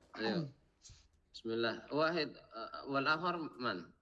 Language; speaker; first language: Arabic; non-native, fluent; Indonesian